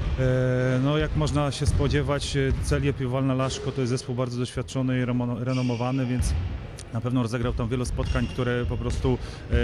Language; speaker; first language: Polish; native; Polish